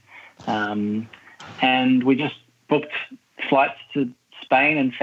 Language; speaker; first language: English; native; English